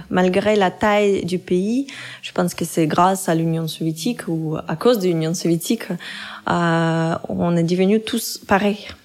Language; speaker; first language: French; non-native, fluent; Russian